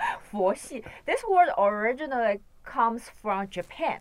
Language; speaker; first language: English; non-native, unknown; Chinese